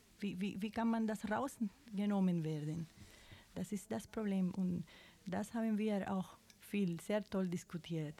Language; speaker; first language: German; non-native, fluent; Spanish